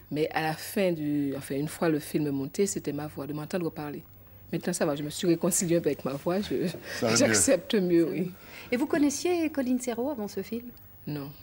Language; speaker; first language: French; native; French